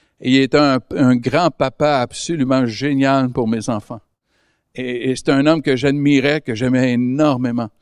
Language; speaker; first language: French; native; French